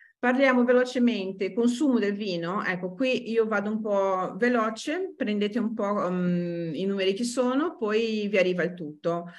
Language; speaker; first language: Italian; non-native, fluent; Portuguese